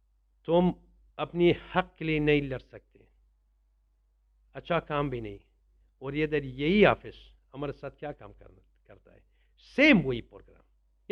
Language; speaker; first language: Hindi; non-native, learner; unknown